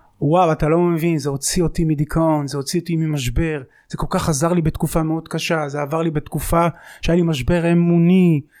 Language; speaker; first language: Hebrew; native; Hebrew